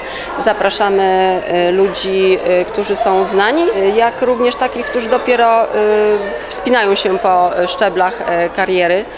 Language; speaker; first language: Polish; native; Polish